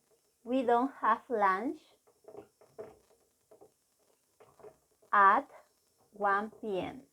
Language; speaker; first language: English; non-native, fluent; Spanish